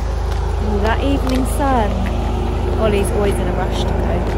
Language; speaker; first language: English; native; English